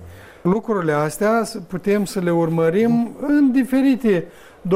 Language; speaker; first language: Romanian; native; Romanian